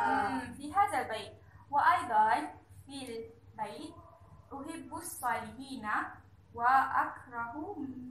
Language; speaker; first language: Arabic; non-native, learner; Malay